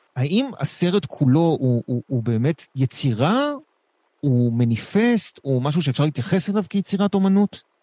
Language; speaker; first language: Hebrew; native; Hebrew